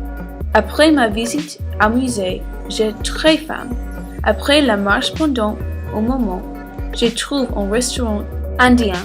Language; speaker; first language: French; non-native, learner; English